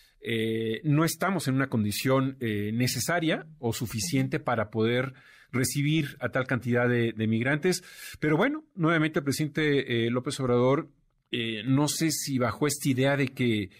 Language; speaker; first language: Spanish; native; Spanish